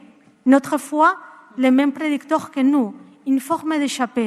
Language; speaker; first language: French; non-native, learner; Spanish